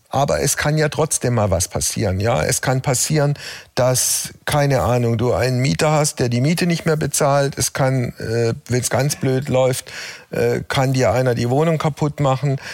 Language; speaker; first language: German; native; German